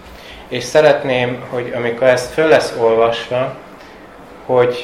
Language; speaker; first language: Hungarian; early bilingual, heritage; Hungarian